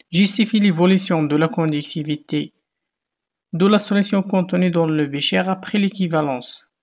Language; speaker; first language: French; non-native, local second language; Arabic